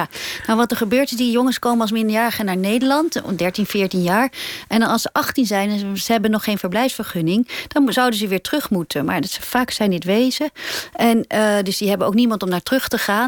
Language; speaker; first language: Dutch; native; Dutch